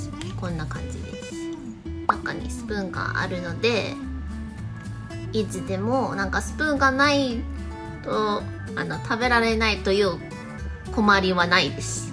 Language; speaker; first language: Japanese; non-native, fluent; Chinese